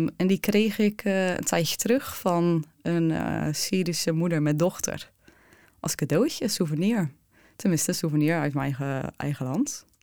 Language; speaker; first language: Dutch; native; Dutch